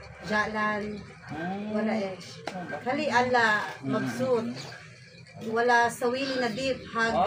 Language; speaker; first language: Arabic; non-native, learner; Filipino